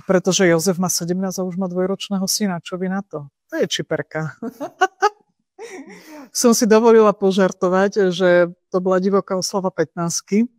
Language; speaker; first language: Slovak; native; Slovak